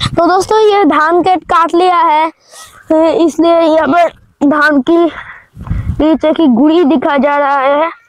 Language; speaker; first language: Hindi; non-native, learner; Bangla